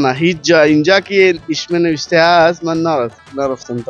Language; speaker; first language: Persian; non-native, learner; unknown